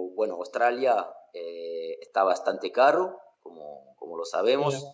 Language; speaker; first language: Spanish; non-native, fluent; French